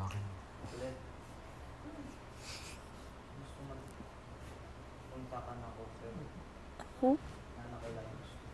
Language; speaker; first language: Cebuano; non-native, learner; Filipino